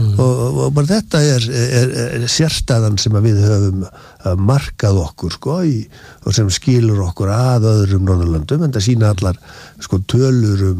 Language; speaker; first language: Icelandic; native; Icelandic